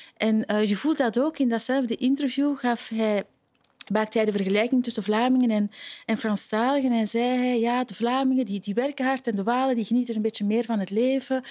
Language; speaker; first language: Dutch; native; Dutch